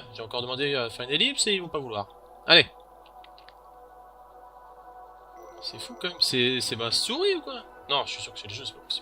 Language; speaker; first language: French; native; French